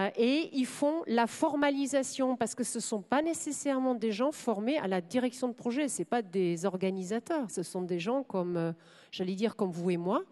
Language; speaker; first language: French; non-native, fluent; German